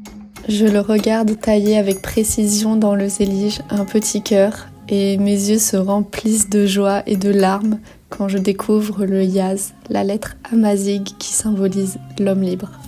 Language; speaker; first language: French; native; French